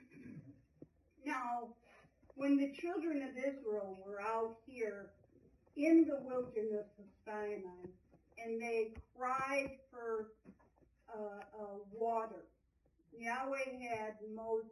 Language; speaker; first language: English; native; English